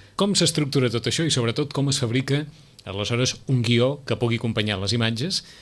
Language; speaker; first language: Catalan; native; Catalan